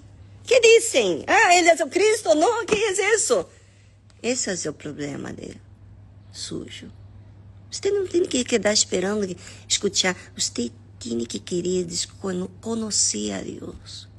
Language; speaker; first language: Portuguese; non-native, learner; Spanish